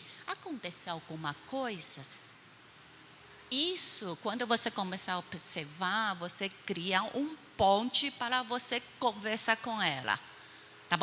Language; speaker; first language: Portuguese; non-native, fluent; Chinese